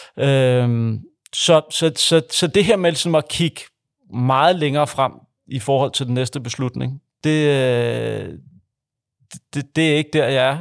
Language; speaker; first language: Danish; native; Danish